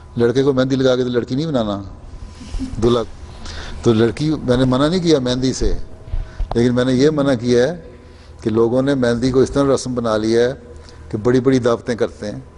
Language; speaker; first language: Urdu; native; Urdu